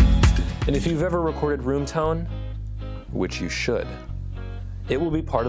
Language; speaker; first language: English; native; English